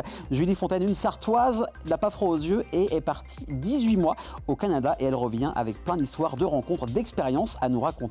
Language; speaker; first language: French; native; French